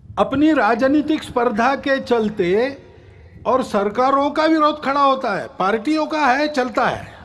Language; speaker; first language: Hindi; non-native, local second language; Marathi